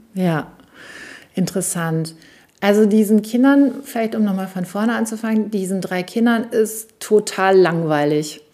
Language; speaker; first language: German; native; German